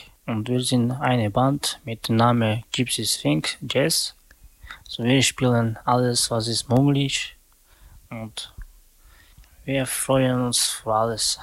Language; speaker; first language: German; non-native, learner; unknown